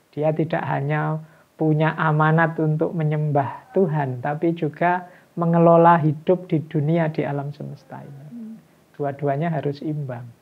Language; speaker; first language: Indonesian; non-native, local second language; Javanese